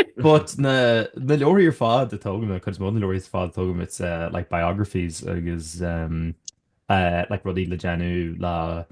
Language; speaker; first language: Irish; native; Irish